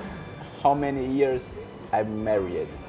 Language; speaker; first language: English; non-native, learner; Portuguese